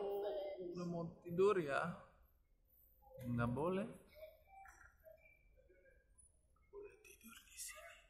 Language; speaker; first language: Indonesian; non-native, learner; Dutch